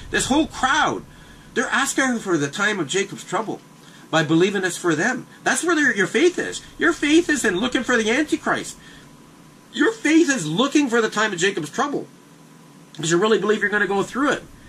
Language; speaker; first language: English; native; English